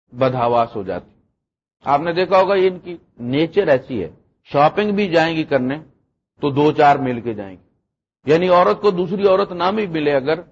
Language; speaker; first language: Urdu; non-native, local second language; Punjabi